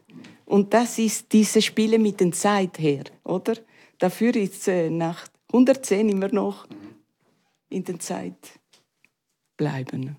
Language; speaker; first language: German; non-native, learner; Spanish